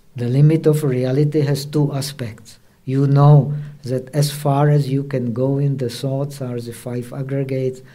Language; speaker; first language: English; non-native, fluent; Czech